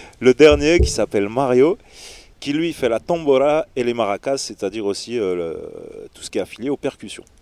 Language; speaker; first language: French; native; French